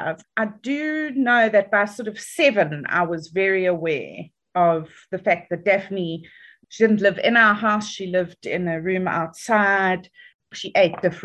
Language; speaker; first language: English; native; English